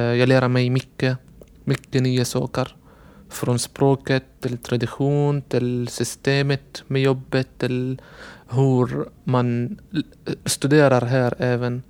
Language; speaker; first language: Swedish; non-native, learner; Arabic